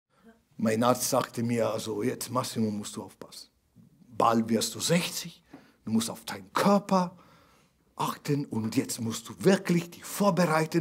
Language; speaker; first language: German; non-native, fluent; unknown